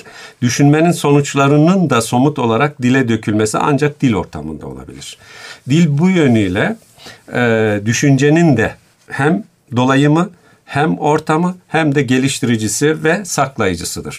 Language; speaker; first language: Turkish; native; Turkish